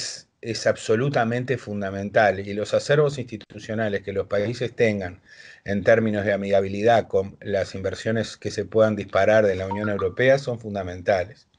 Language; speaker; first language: Spanish; native; Spanish